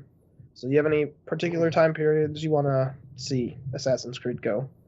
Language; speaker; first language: English; native; English